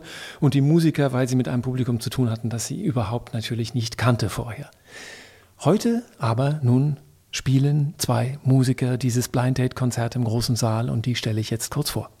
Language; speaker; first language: German; native; German